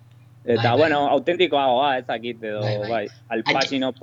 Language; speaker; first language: Basque; non-native, local second language; Spanish